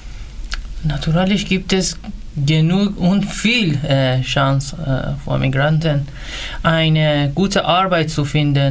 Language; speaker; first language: German; non-native, learner; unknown